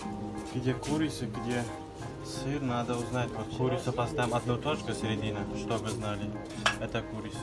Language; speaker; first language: Russian; non-native, learner; Turkmen